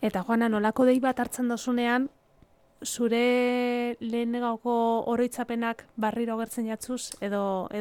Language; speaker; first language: Basque; native; Basque